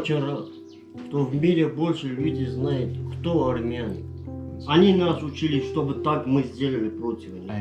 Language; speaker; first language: Russian; non-native, local second language; Armenian